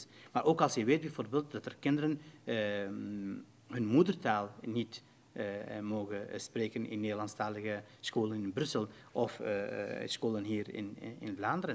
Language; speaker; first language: Dutch; non-native, fluent; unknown